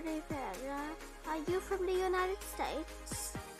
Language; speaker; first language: English; native; English